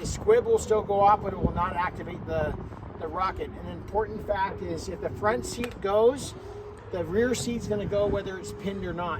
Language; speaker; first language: English; native; English